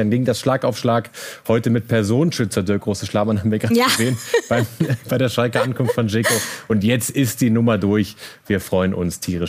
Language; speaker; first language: German; native; German